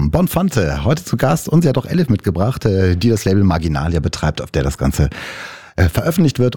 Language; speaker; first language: German; native; German